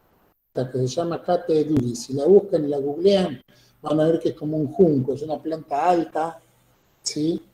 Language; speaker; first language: Spanish; native; Spanish